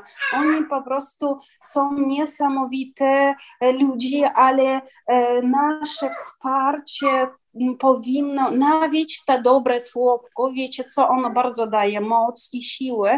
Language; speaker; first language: Polish; non-native, learner; Ukrainian